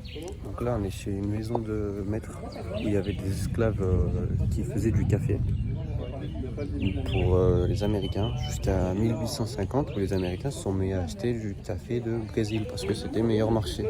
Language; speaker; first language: French; native; French